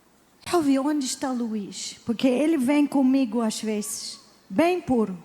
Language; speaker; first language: Portuguese; non-native, learner; English